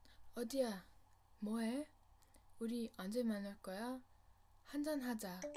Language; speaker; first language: Korean; non-native, learner; English